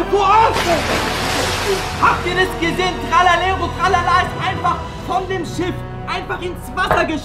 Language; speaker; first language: German; native; German